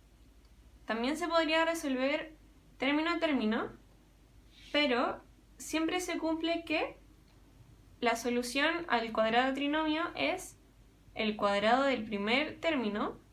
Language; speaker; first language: Spanish; native; Spanish